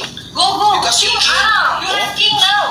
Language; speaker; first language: English; non-native, learner; Indonesian